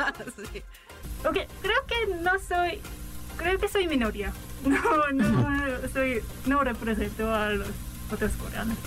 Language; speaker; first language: Spanish; non-native, learner; Korean